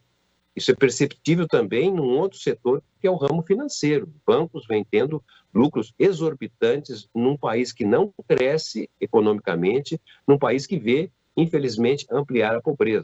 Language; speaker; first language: Portuguese; native; Portuguese